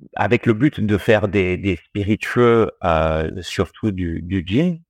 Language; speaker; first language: French; early bilingual, heritage; English